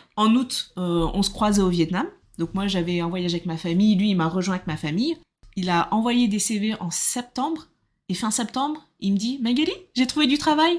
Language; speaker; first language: French; native; French